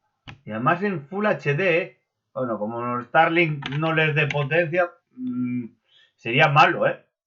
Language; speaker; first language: Spanish; native; Spanish